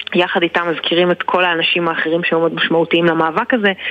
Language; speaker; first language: Hebrew; native; Hebrew